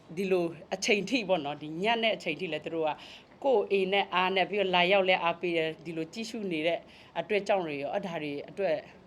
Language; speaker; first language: Burmese; native; Burmese